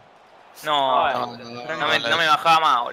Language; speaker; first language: Spanish; native; Spanish